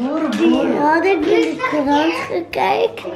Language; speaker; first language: Turkish; early bilingual, heritage; Turkish